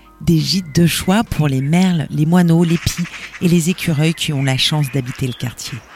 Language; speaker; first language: French; native; French